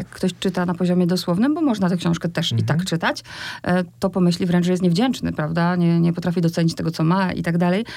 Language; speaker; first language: Polish; native; Polish